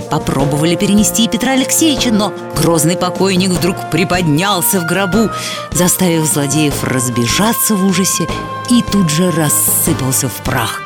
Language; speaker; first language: Russian; native; Russian